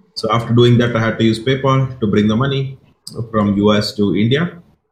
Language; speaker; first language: English; non-native, local second language; Kannada